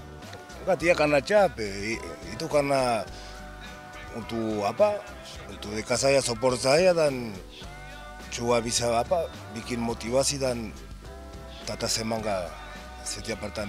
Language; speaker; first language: Indonesian; non-native, learner; Spanish